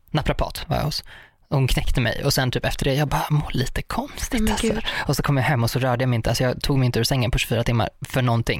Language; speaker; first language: Swedish; native; Swedish